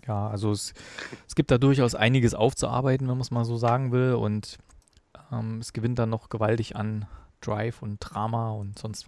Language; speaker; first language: German; native; German